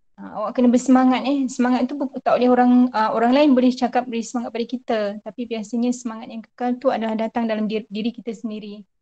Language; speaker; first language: Malay; native; Malay